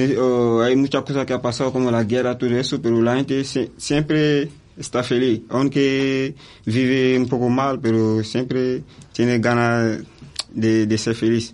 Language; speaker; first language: Spanish; non-native, fluent; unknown